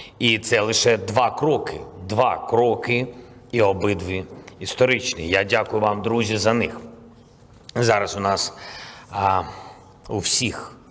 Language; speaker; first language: Ukrainian; non-native, local second language; Russian